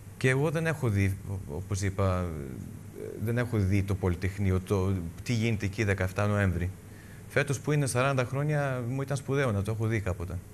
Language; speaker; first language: Greek; early bilingual, heritage; Greek